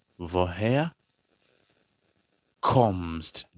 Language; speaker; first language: German; non-native, fluent; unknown